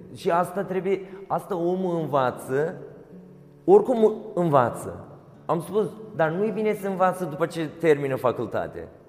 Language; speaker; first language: Romanian; non-native, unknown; Turkish